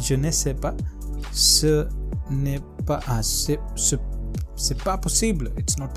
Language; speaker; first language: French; non-native, learner; Hindi